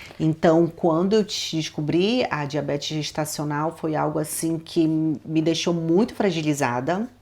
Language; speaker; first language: Portuguese; native; Portuguese